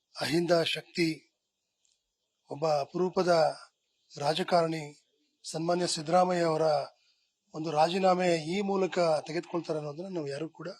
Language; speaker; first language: Kannada; non-native, local second language; Lambadi